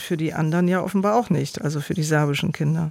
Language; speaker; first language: German; native; German